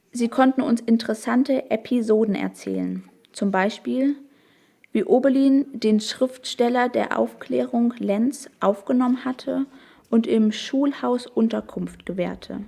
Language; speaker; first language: German; native; German